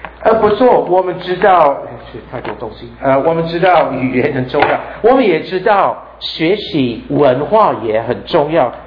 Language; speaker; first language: Chinese; non-native, fluent; English